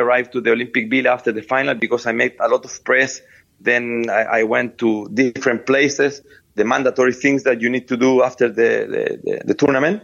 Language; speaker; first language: English; non-native, fluent; Spanish